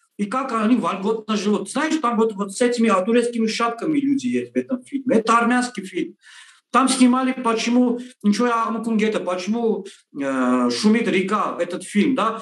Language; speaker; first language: Russian; non-native, local second language; Armenian